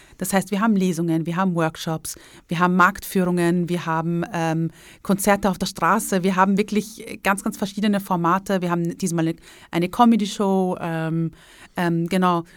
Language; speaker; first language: German; early bilingual, other home language; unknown